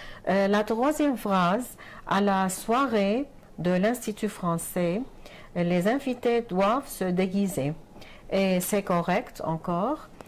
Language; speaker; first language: French; non-native, fluent; Arabic